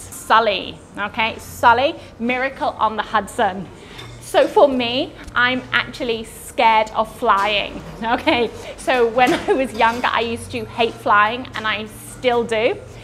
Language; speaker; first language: English; native; English